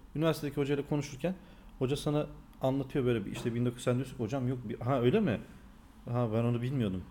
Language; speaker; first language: Turkish; native; Turkish